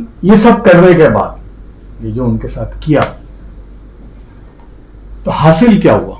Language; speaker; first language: Hindi; native; Hindi